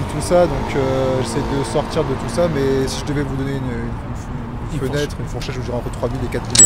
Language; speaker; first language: French; native; French